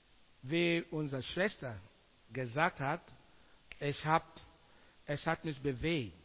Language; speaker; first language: German; non-native, learner; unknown